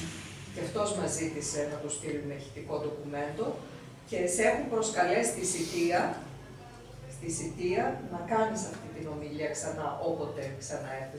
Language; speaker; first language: Greek; native; Greek